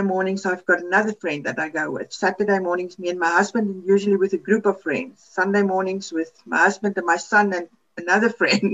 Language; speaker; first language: English; non-native, local second language; Afrikaans